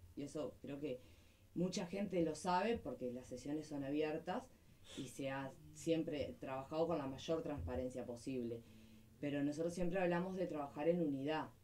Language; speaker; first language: Spanish; native; Spanish